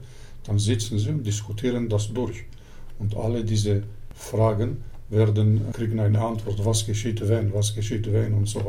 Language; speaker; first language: German; early bilingual, other home language; Turkish